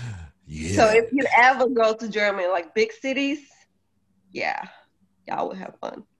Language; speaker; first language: English; early bilingual, other home language; Polish